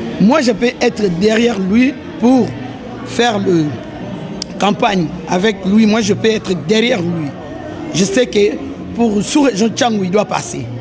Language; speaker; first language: French; non-native, local second language; Lingala